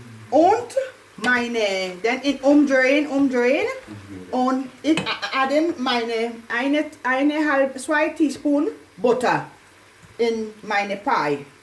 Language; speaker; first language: German; non-native, learner; English